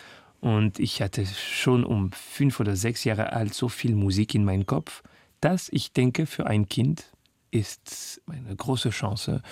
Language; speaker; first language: German; non-native, fluent; French